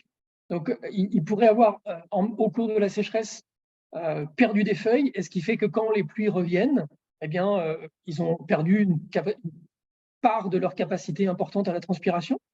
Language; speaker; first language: French; native; French